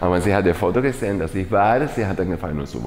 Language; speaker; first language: German; non-native, fluent; Spanish